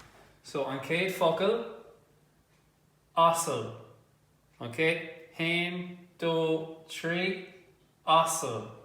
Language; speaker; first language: Irish; non-native, local second language; English